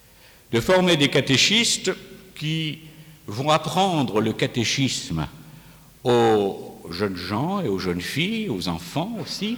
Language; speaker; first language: French; native; French